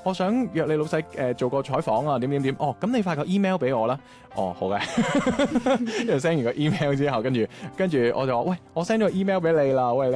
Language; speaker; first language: Cantonese; native; Cantonese